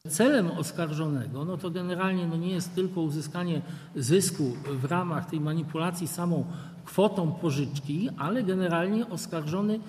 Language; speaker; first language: Polish; native; Polish